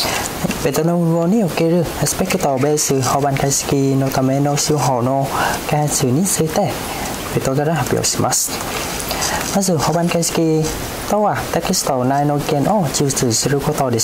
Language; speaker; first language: Japanese; non-native, fluent; Vietnamese